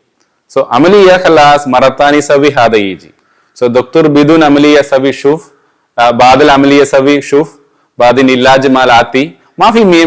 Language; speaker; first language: Arabic; non-native, learner; Malayalam